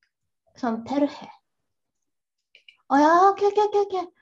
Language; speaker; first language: Finnish; non-native, learner; Japanese